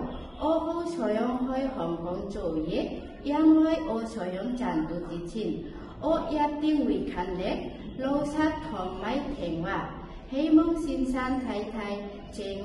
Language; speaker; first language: Cantonese; non-native, learner; Bangla